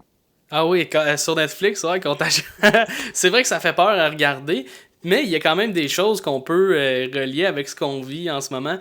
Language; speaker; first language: French; native; French